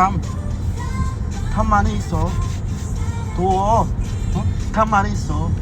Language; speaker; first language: Korean; non-native, learner; Filipino